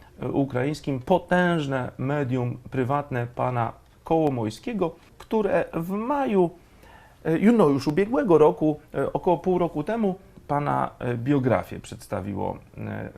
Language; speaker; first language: Polish; native; Polish